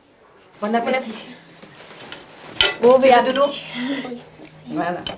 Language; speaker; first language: French; native; French